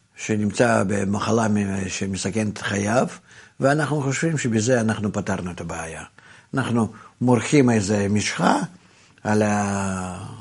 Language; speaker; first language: Hebrew; non-native, fluent; Russian